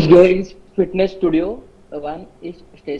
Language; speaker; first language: German; non-native, learner; Hindi